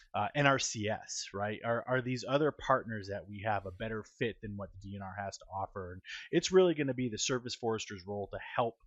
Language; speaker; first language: English; native; English